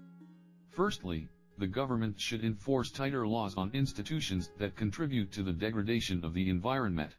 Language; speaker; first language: English; non-native, learner; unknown